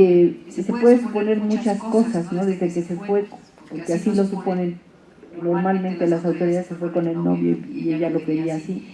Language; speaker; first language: Spanish; native; Spanish